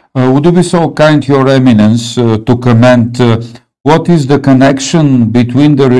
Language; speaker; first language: English; non-native, learner; Bulgarian